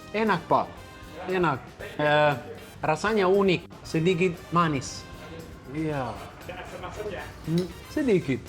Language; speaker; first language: Indonesian; non-native, learner; Italian